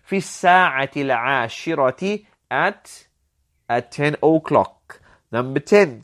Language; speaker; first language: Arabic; non-native, fluent; English